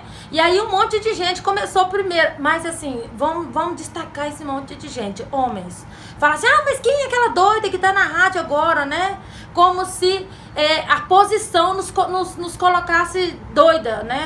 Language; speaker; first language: Portuguese; native; Portuguese